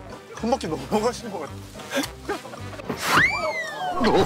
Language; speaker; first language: Korean; native; Korean